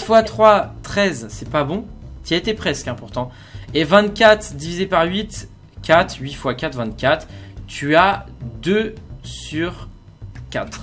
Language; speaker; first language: French; native; French